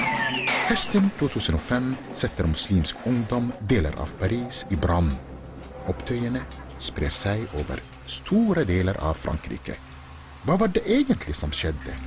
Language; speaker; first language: Norwegian; non-native, fluent; Arabic